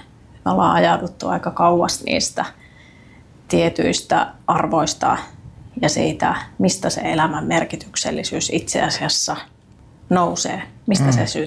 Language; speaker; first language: Finnish; native; Finnish